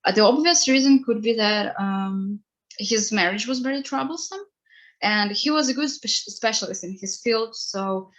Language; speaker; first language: English; non-native, fluent; Ukrainian